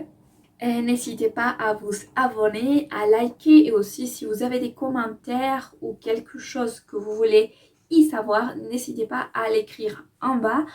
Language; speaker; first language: French; non-native, fluent; Spanish